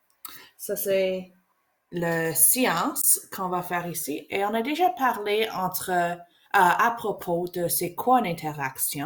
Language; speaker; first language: French; non-native, learner; English